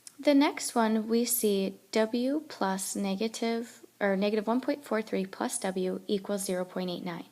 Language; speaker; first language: English; native; English